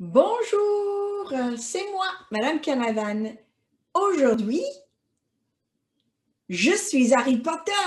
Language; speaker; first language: French; non-native, fluent; English